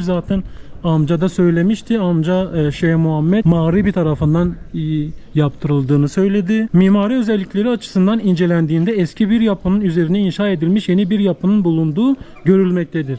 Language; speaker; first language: Turkish; native; Turkish